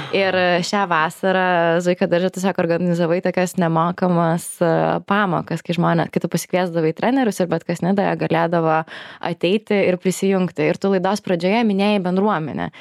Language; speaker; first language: Lithuanian; native; Lithuanian